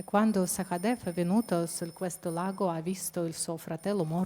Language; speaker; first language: Italian; non-native, fluent; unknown